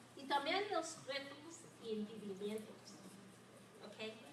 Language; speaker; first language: Spanish; non-native, learner; English